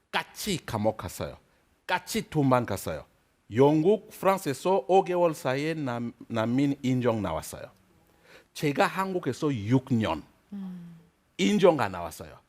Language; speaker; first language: Korean; non-native, learner; French